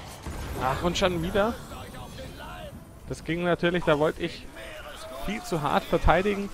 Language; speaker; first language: German; native; German